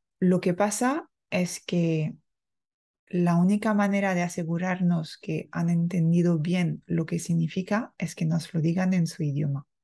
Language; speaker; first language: Spanish; non-native, fluent; French